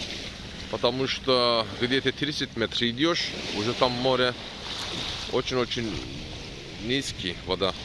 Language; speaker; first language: Russian; non-native, learner; Turkish